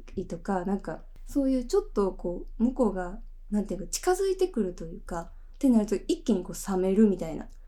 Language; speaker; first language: Japanese; native; Japanese